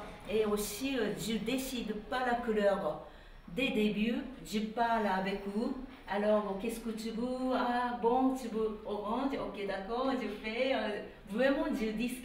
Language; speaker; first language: French; non-native, learner; Japanese